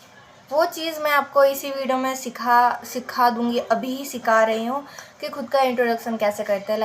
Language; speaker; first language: Hindi; native; Hindi